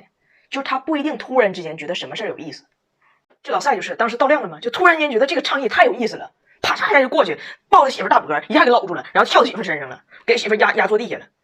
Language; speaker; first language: Chinese; native; Chinese